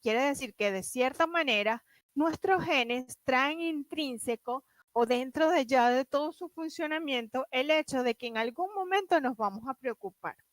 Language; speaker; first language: Spanish; native; Spanish